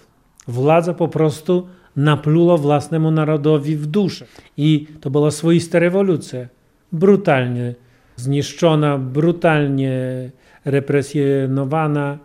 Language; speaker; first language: Polish; non-native, fluent; Russian